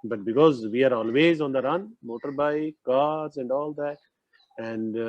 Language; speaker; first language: English; non-native, local second language; Punjabi